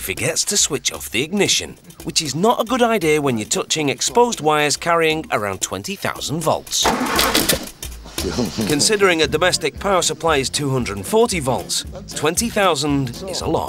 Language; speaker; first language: English; native; English